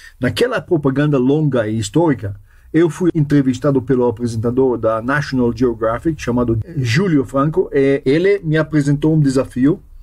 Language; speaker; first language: Portuguese; non-native, fluent; Hebrew